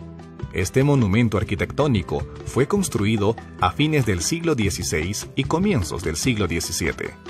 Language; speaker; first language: Spanish; native; Spanish